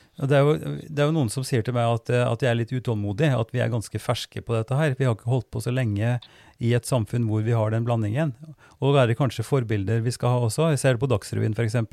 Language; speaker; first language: Norwegian; native; Norwegian